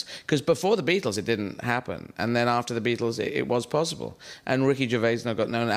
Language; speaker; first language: English; native; English